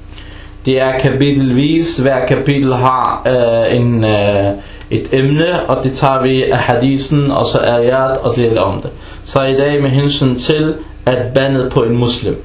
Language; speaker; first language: Danish; early bilingual, other home language; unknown